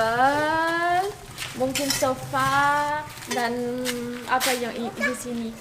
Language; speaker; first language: Indonesian; non-native, learner; French